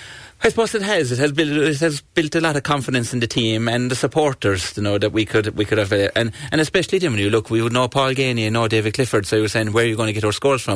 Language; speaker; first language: English; native; English